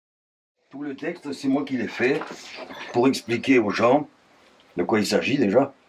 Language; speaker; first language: French; native; French